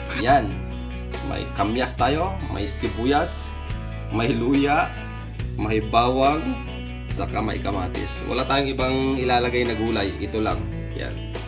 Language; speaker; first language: Filipino; non-native, local second language; Iloko